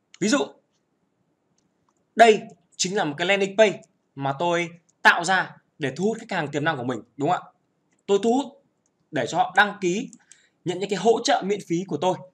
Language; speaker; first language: Vietnamese; native; Vietnamese